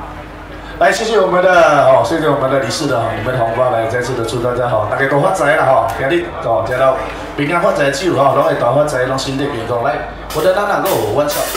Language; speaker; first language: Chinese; non-native, local second language; Min Nan Chinese